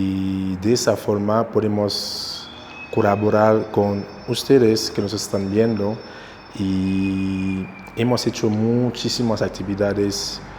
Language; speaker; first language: Spanish; non-native, local second language; Haitian Creole